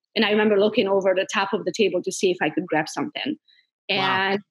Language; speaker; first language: English; non-native, fluent; Hungarian